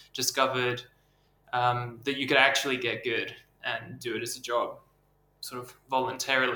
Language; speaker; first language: English; native; English